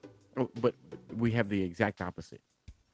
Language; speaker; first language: English; native; English